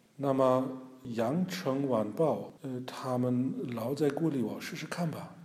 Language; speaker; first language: Chinese; non-native, fluent; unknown